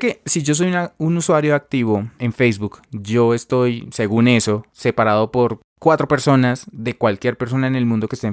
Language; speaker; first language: Spanish; native; Spanish